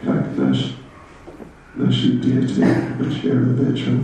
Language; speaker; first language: Russian; non-native, learner; English